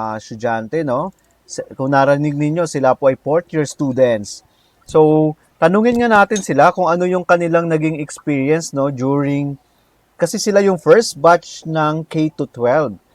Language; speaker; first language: Filipino; non-native, local second language; Cebuano